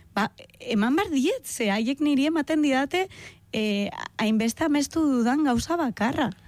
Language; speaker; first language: Basque; non-native, local second language; Spanish